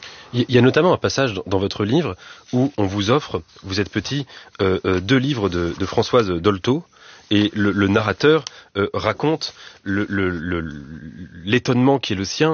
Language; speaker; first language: French; native; French